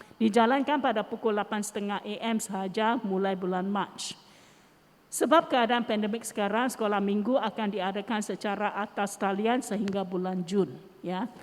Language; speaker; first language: Malay; non-native, local second language; Chinese